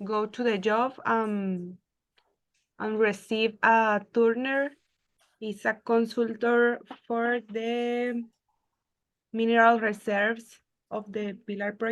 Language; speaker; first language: English; non-native, learner; Spanish